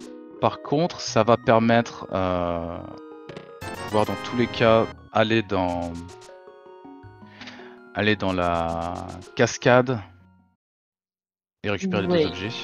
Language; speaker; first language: French; native; French